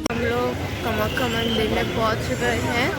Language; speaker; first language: Hindi; non-native, local second language; Bangla